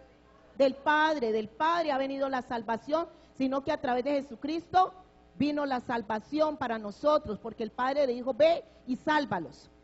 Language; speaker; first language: Spanish; native; Spanish